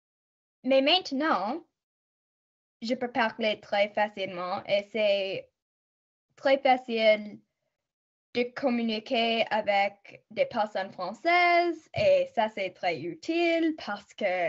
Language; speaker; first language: French; non-native, local second language; English